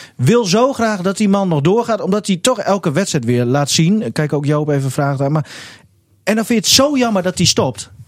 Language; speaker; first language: Dutch; native; Dutch